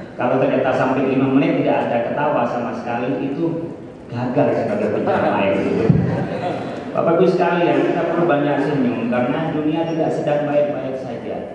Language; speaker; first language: Indonesian; non-native, local second language; Madurese